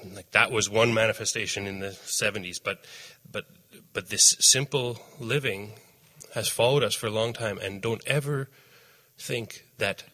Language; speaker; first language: English; native; English